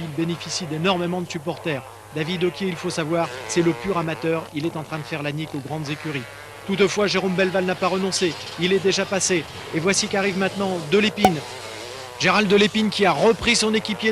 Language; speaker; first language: French; native; French